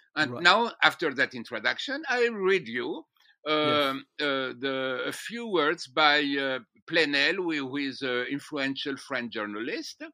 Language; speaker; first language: English; non-native, fluent; French